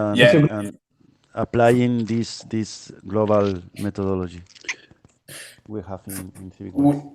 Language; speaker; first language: English; non-native, fluent; Spanish